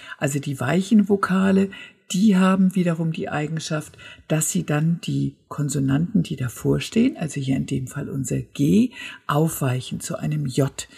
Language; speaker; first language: German; native; German